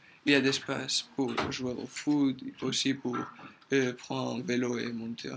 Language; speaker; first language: French; non-native, learner; Spanish